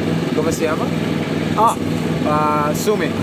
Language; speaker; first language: Spanish; non-native, learner; English